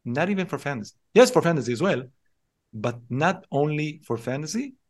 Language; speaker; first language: English; non-native, fluent; Hebrew